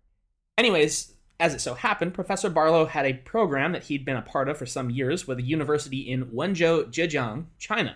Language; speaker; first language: English; native; English